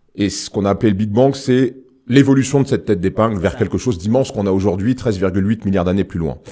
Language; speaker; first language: French; native; French